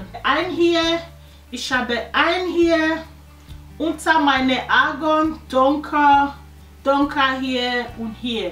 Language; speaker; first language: German; non-native, learner; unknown